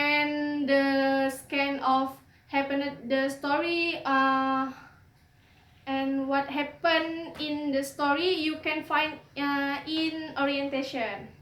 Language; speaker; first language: English; non-native, learner; Indonesian